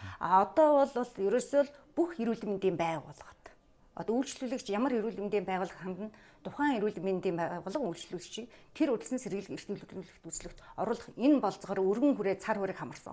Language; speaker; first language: Mongolian; native; Mongolian